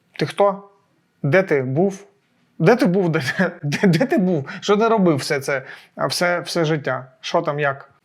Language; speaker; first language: Ukrainian; non-native, local second language; Russian